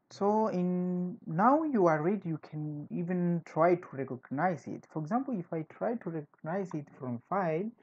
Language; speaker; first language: English; non-native, fluent; Portuguese